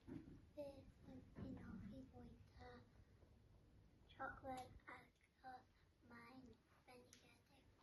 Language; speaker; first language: Welsh; non-native, learner; English